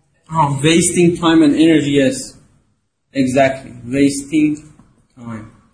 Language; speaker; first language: English; non-native, fluent; Persian